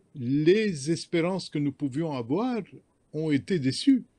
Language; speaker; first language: French; non-native, local second language; Arabic